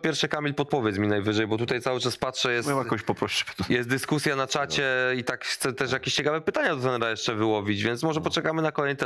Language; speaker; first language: Polish; native; Polish